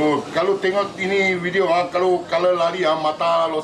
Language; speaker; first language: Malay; non-native, local second language; Chinese